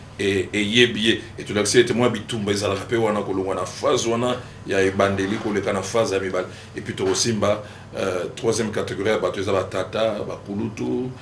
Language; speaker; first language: Lingala; native; Lingala